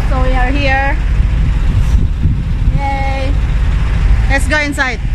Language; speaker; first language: English; non-native, local second language; Filipino